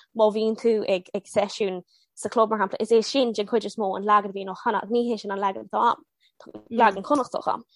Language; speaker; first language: Irish; non-native, local second language; English